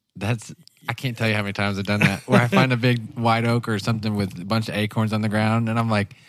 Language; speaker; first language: English; native; English